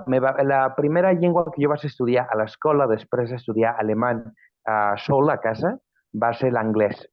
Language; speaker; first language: Catalan; non-native, fluent; Spanish